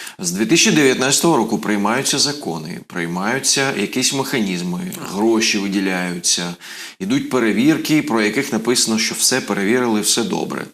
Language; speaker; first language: Ukrainian; native; Ukrainian